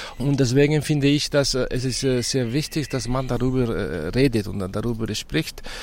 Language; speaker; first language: German; non-native, fluent; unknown